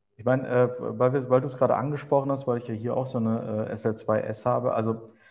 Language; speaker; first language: German; early bilingual, other home language; Turkish